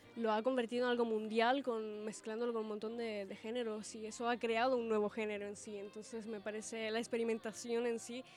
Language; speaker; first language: Spanish; early bilingual, other home language; Italian